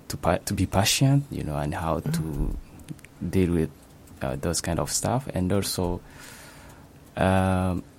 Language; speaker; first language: English; non-native, local second language; Kinyarwanda